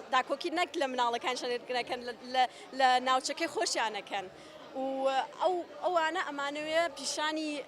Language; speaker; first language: Central Kurdish; early bilingual, heritage; Central Kurdish